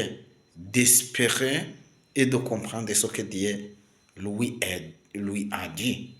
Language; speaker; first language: French; non-native, local second language; Kinyarwanda